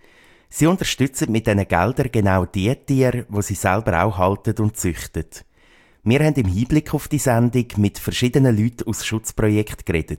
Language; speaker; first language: German; native; German